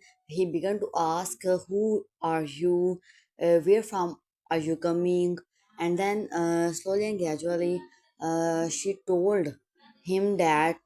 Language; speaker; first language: English; non-native, local second language; Urdu